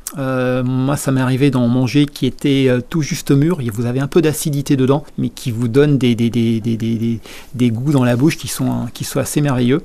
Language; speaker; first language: French; native; French